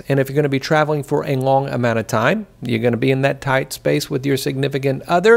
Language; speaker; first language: English; native; English